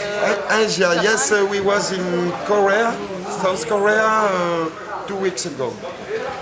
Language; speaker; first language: English; non-native, learner; French